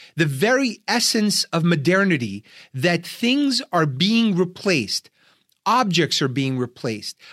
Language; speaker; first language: English; early bilingual, other home language; Russian